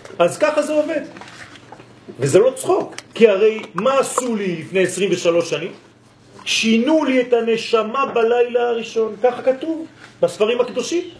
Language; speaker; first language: Hebrew; non-native, fluent; French